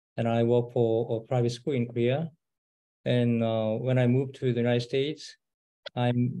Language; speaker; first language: English; non-native, learner; Korean